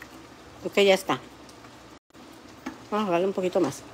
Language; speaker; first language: Spanish; native; Spanish